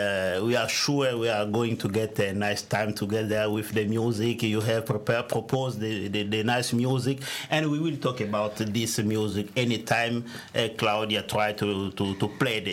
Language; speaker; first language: English; non-native, learner; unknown